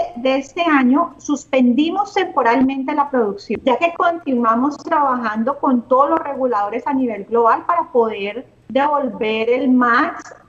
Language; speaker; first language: Spanish; native; Spanish